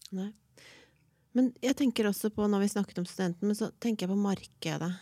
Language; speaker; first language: Norwegian; native; Norwegian